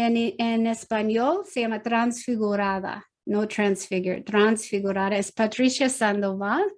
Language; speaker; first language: Spanish; non-native, learner; English